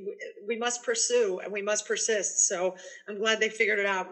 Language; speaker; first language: English; native; English